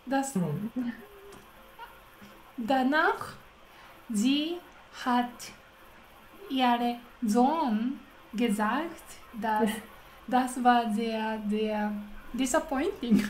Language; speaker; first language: German; non-native, learner; Japanese